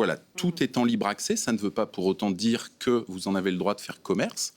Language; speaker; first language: French; native; French